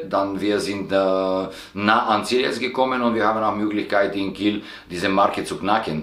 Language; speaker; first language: German; non-native, fluent; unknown